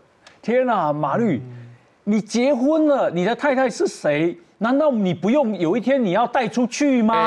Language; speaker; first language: Chinese; native; Chinese